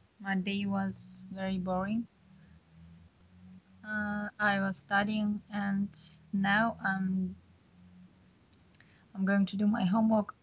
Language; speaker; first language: English; non-native, learner; Bashkir